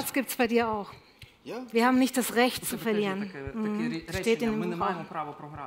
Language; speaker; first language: German; native; German